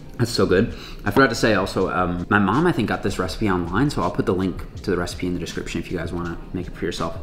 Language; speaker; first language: English; native; English